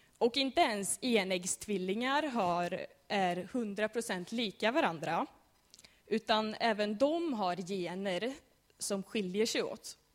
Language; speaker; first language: Swedish; native; Swedish